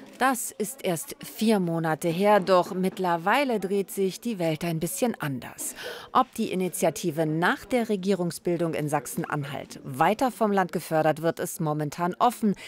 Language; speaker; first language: German; native; German